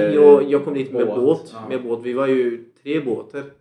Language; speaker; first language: Swedish; non-native, fluent; Central Kurdish